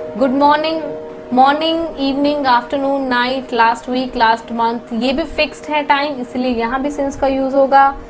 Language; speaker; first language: Hindi; native; Hindi